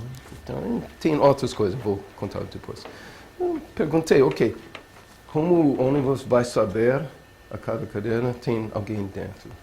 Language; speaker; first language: Portuguese; non-native, learner; English